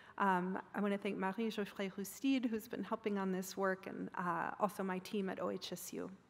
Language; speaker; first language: English; native; English